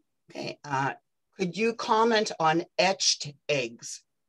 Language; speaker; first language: English; early bilingual, other home language; Ukrainian